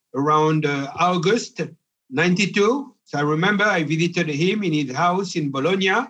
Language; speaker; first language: English; non-native, fluent; French